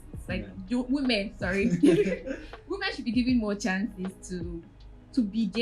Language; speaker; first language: English; non-native, local second language; Yoruba